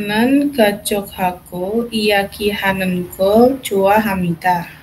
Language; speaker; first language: Korean; non-native, learner; Indonesian